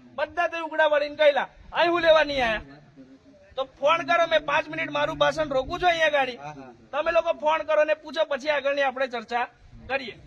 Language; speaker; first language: Gujarati; non-native, local second language; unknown